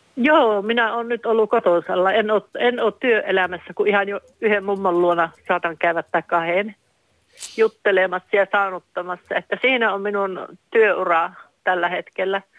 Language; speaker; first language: Finnish; native; Finnish